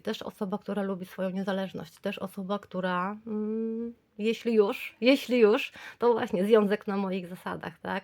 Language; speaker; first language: Polish; native; Polish